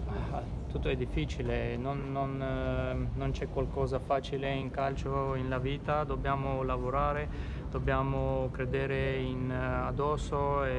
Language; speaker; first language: Italian; non-native, learner; Armenian